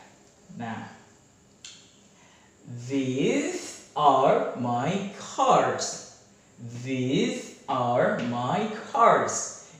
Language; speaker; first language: English; non-native, fluent; Indonesian